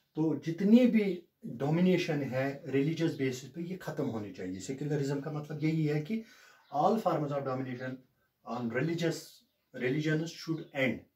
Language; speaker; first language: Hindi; non-native, local second language; Kashmiri